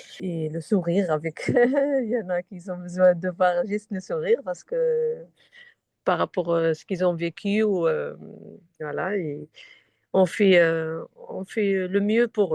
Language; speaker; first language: French; non-native, fluent; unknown